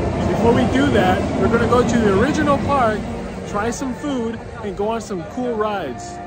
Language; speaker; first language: English; early bilingual, other home language; Spanish